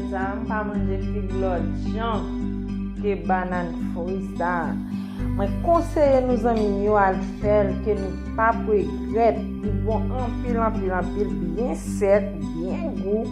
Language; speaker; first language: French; non-native, learner; Haitian Creole